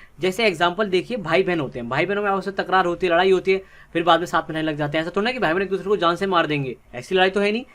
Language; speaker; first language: Hindi; native; Hindi